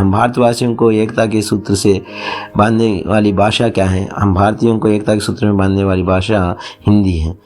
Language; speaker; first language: Hindi; non-native, local second language; Telugu